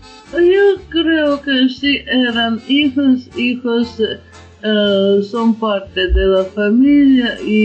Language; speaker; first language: Spanish; non-native, learner; Ukrainian